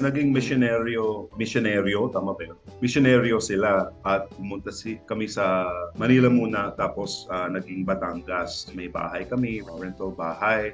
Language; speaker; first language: Filipino; non-native, local second language; English